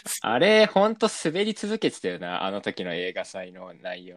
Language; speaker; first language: Japanese; native; Japanese